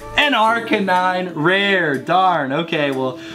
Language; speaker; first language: English; native; English